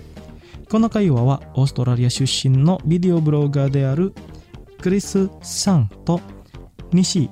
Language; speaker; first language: Japanese; non-native, fluent; Indonesian